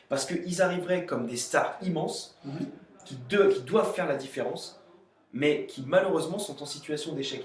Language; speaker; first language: French; native; French